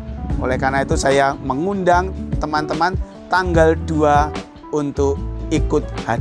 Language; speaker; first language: Indonesian; non-native, local second language; Javanese